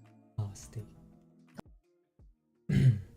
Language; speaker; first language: Japanese; non-native, learner; English